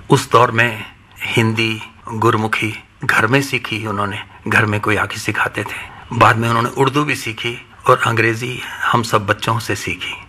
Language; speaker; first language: Hindi; non-native, local second language; Punjabi